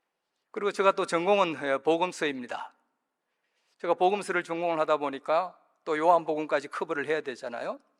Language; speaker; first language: Korean; native; Korean